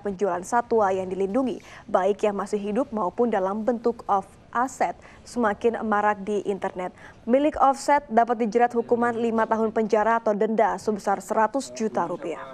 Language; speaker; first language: Indonesian; native; Indonesian